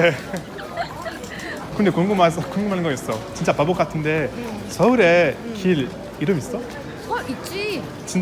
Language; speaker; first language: Korean; non-native, learner; French